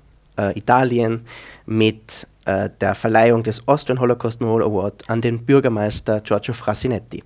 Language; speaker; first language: German; native; German